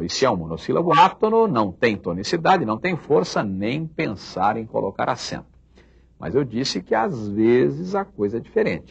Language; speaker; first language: Portuguese; native; Portuguese